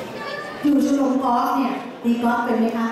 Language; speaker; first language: Thai; native; Thai